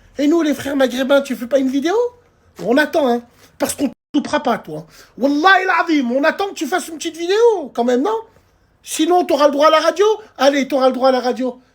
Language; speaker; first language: French; early bilingual, other home language; Arabic